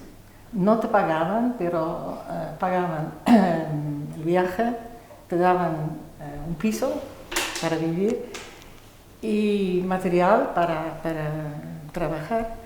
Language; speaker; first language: Spanish; non-native, fluent; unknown